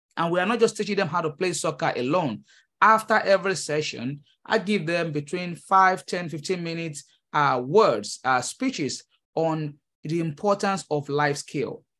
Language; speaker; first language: English; non-native, local second language; Yoruba